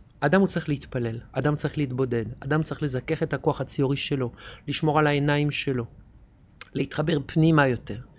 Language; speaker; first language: Hebrew; non-native, fluent; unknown